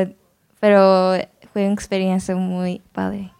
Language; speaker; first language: Spanish; non-native, learner; Japanese